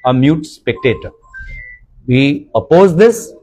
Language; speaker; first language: English; non-native, local second language; Assamese